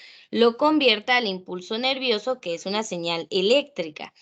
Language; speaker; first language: Spanish; native; Spanish